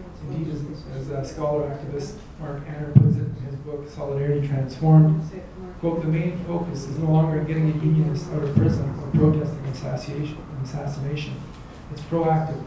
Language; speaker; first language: English; native; English